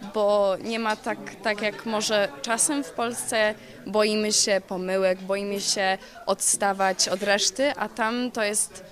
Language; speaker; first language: Polish; early bilingual, other home language; English